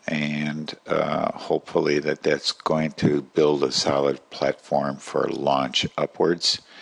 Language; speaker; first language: English; native; English